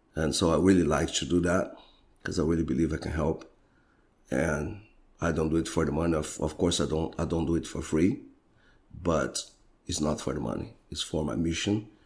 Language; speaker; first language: English; non-native, fluent; Portuguese